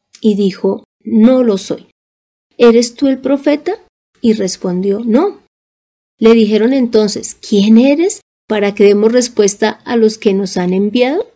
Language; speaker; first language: Spanish; native; Spanish